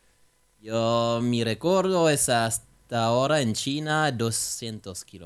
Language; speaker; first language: Spanish; non-native, learner; French